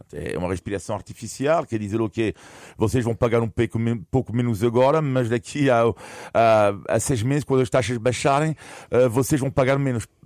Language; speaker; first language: Portuguese; non-native, fluent; French